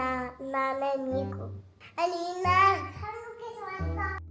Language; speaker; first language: Korean; early bilingual, heritage; Korean